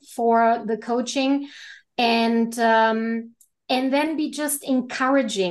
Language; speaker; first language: English; non-native, fluent; German